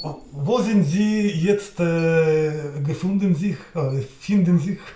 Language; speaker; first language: German; non-native, learner; Russian